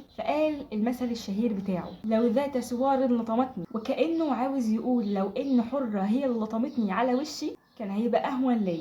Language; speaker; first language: Arabic; native; Arabic